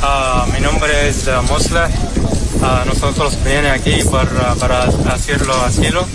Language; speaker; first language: Spanish; non-native, learner; Arabic